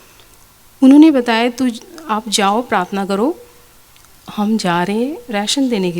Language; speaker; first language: Hindi; non-native, local second language; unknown